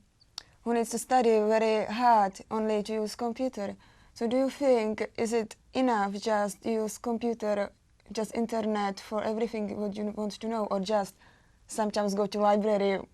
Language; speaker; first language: English; non-native, learner; Czech